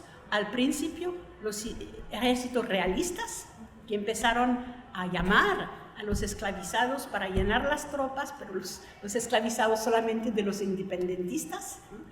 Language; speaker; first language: Spanish; non-native, fluent; French